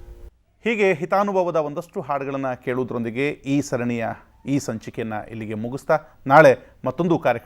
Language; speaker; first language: Kannada; native; Kannada